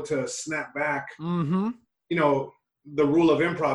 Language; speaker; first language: English; early bilingual, other home language; Spanish